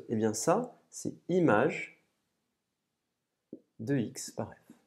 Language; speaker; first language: French; native; French